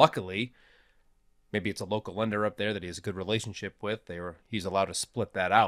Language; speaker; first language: English; native; English